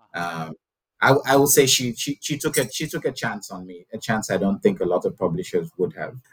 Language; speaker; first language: English; non-native, local second language; Yoruba